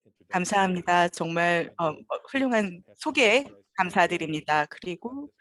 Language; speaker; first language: Korean; native; Korean